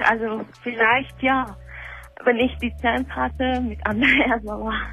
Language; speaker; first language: German; non-native, learner; Spanish